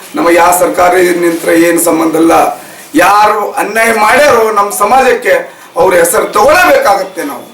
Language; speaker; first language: Kannada; native; Kannada